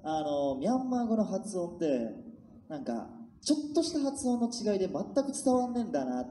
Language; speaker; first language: Japanese; native; Japanese